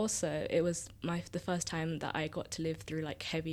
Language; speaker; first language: English; native; English